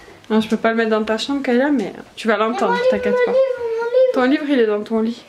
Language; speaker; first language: French; native; French